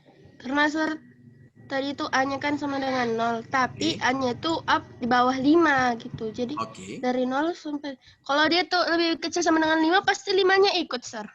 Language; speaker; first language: Indonesian; native; Indonesian